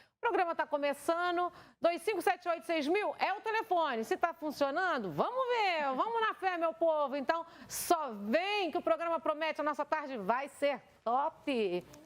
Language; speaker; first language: Portuguese; native; Portuguese